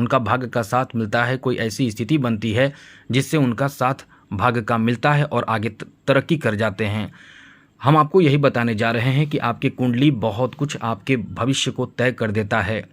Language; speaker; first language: Hindi; native; Hindi